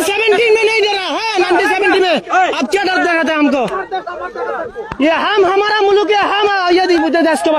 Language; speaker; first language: Hindi; non-native, learner; Bangla